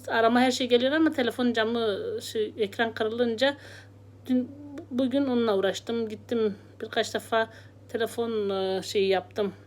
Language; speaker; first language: Turkish; native; Turkish